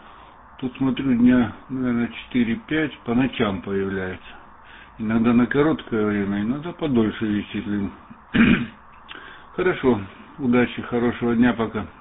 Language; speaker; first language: Russian; native; Russian